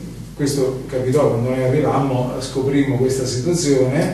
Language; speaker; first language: Italian; native; Italian